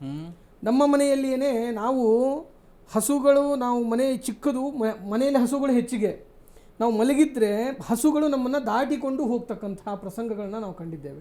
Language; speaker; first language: Kannada; native; Kannada